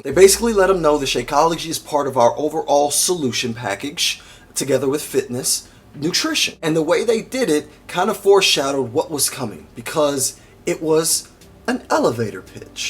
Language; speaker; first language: English; native; English